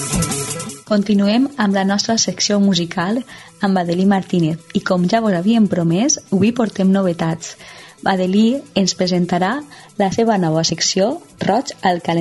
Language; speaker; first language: Catalan; native; Catalan